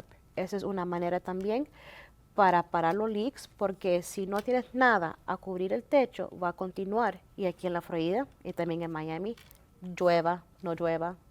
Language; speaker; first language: Spanish; early bilingual, heritage; Spanish